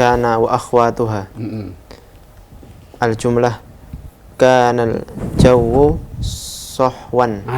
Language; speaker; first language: Arabic; non-native, learner; Indonesian